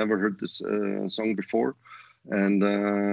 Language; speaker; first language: English; non-native, fluent; German